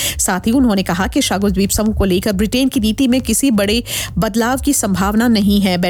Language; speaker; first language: Hindi; non-native, local second language; Morisyen